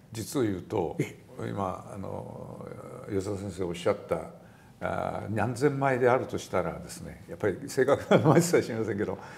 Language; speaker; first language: Japanese; native; Japanese